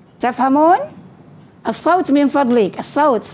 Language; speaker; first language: Arabic; non-native, fluent; Malay